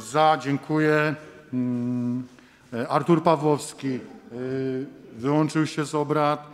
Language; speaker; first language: Polish; native; Polish